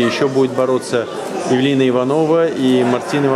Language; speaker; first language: Russian; native; Russian